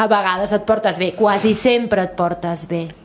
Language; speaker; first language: Catalan; native; Catalan